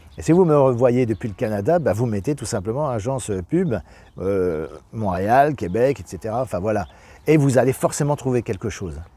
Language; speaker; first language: French; native; French